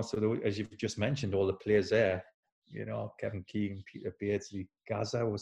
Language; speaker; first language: English; native; English